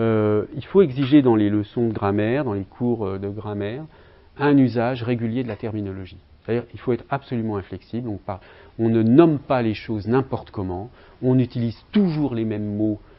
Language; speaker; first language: French; native; French